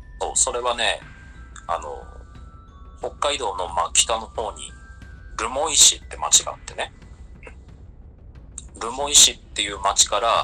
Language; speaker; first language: Japanese; native; Japanese